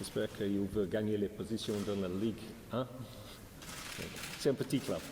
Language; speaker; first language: French; non-native, learner; English